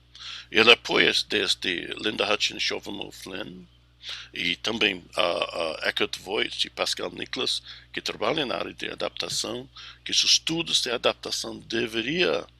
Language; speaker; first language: Portuguese; non-native, fluent; English